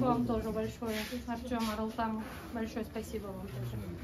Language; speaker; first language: Russian; non-native, local second language; Kyrgyz